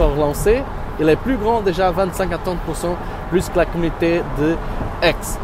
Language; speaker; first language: French; non-native, learner; Portuguese